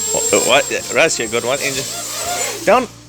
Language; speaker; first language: English; native; English